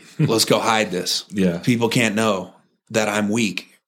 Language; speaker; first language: English; native; English